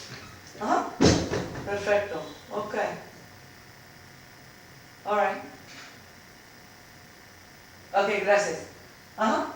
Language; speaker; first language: Spanish; early bilingual, heritage; Spanish